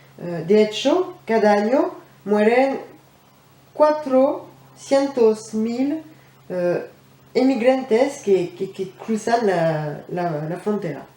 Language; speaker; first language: Spanish; non-native, learner; French